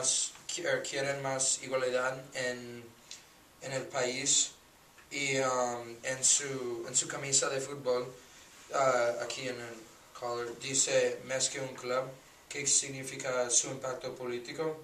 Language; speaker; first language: Spanish; non-native, learner; English